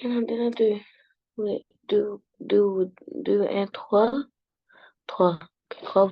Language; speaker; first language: French; non-native, learner; Arabic